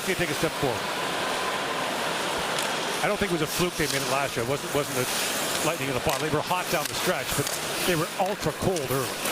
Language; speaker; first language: English; native; English